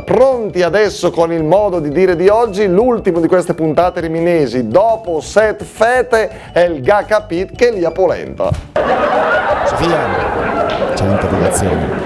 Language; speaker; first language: Italian; native; Italian